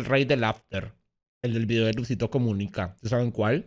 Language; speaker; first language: Spanish; native; Spanish